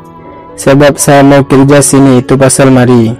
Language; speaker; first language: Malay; non-native, learner; Bangla